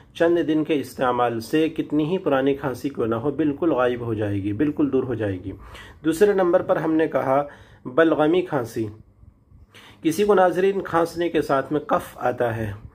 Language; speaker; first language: Urdu; native; Urdu